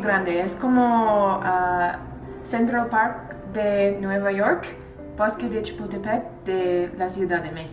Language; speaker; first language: Spanish; non-native, learner; English